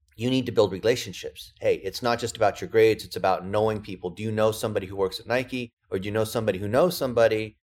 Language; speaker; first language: English; early bilingual, other home language; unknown